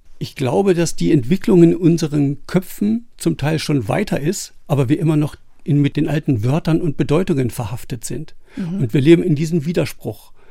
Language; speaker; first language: German; native; German